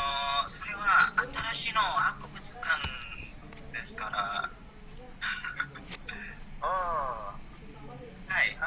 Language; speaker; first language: Japanese; non-native, learner; Indonesian